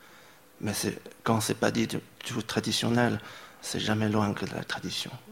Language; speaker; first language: French; non-native, fluent; Chinese